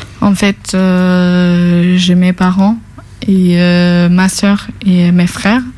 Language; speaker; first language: French; non-native, fluent; Albanian